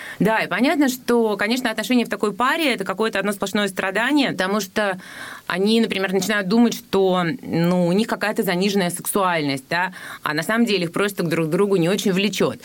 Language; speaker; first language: Russian; native; Russian